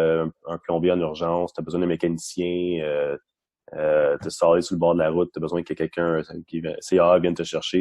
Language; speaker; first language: French; non-native, local second language; English